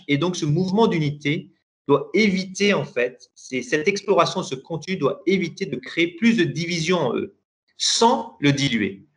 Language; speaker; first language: French; non-native, local second language; Persian